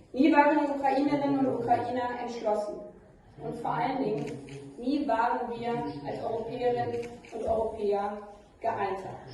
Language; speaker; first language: German; native; German